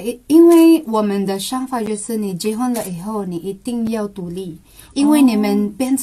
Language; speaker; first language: Chinese; non-native, local second language; Cebuano